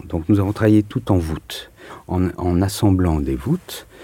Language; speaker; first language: French; native; French